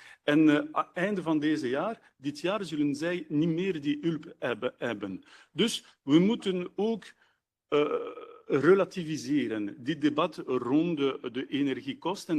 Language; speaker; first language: Dutch; non-native, local second language; French